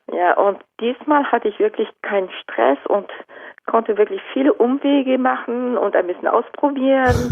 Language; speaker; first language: German; non-native, fluent; Japanese